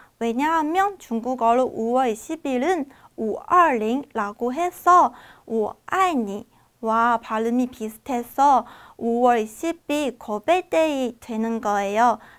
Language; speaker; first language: Korean; non-native, fluent; Chinese